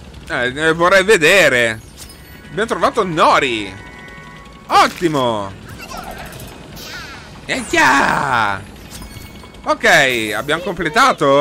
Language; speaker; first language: Italian; native; Italian